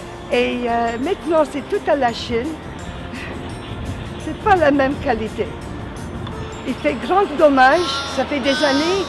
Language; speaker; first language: French; non-native, local second language; English